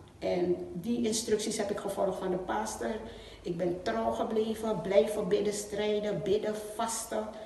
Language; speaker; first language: Dutch; native; Dutch